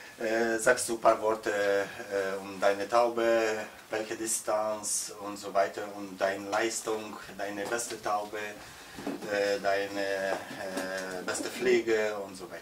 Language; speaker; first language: German; non-native, learner; Polish